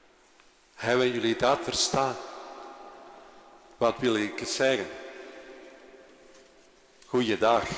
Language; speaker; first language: Dutch; non-native, fluent; Spanish